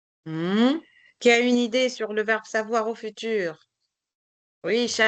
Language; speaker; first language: French; non-native, local second language; Arabic